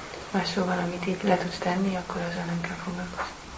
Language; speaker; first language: Hungarian; native; Hungarian